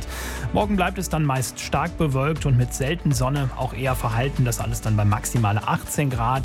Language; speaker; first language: German; native; German